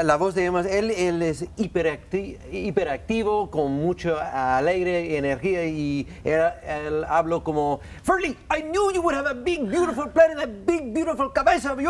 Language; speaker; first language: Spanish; non-native, learner; English